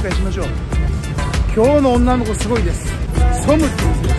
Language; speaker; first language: Japanese; native; Japanese